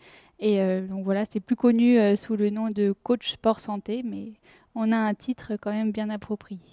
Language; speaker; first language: French; native; French